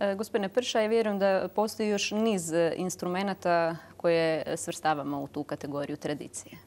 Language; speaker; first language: Croatian; native; Croatian